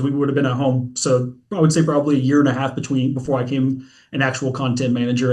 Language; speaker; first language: English; native; English